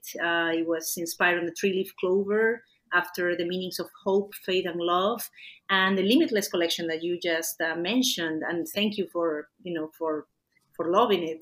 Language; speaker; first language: English; non-native, fluent; Spanish